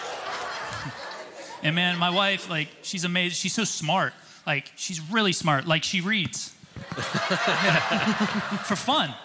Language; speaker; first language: English; native; English